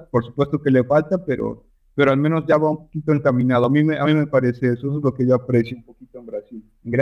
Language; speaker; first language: Spanish; native; Spanish